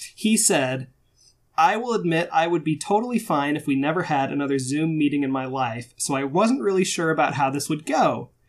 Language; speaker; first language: English; native; English